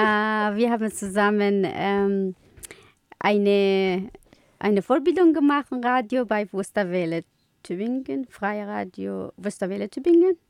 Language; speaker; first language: German; non-native, learner; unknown